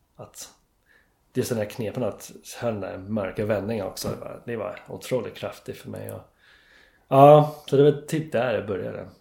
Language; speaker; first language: Swedish; non-native, fluent; English